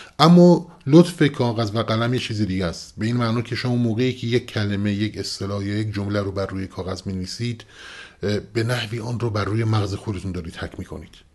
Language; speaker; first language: Persian; non-native, local second language; Kurdish